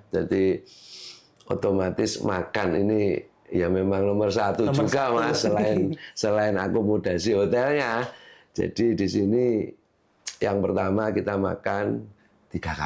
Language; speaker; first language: Indonesian; non-native, local second language; Javanese